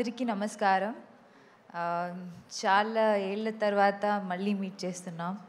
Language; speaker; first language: Telugu; non-native, learner; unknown